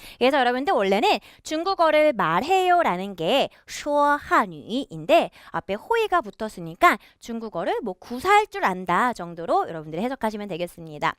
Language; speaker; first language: Korean; native; Korean